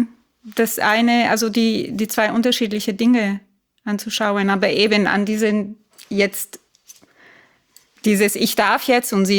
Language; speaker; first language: German; non-native, fluent; Italian